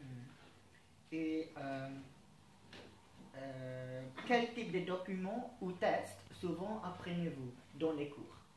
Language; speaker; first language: French; non-native, fluent; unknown